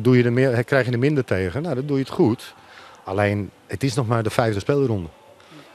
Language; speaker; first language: Dutch; native; Dutch